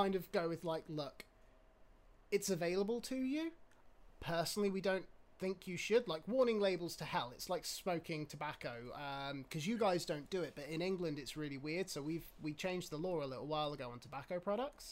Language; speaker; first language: English; native; English